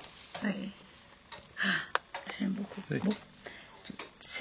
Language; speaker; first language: French; non-native, fluent; Dutch